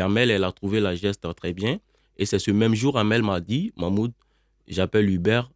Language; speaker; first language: French; non-native, local second language; Bambara